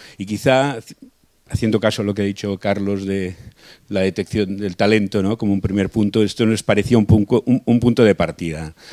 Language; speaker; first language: Spanish; non-native, local second language; Catalan